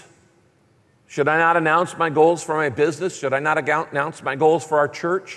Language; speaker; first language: English; native; English